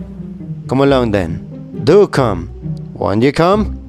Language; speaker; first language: English; non-native, fluent; Spanish